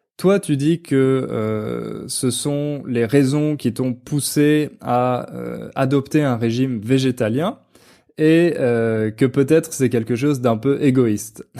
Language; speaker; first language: French; native; French